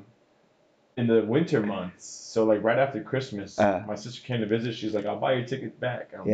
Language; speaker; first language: English; early bilingual, other home language; Spanish